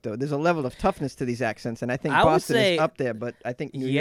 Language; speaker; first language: English; native; English